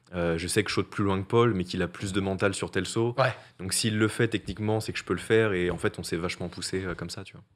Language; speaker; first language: French; native; French